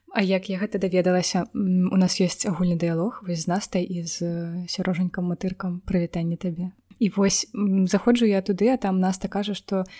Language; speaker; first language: Belarusian; non-native, local second language; Russian